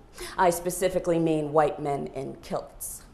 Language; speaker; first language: English; native; English